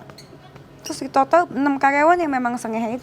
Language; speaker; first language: Indonesian; native; Indonesian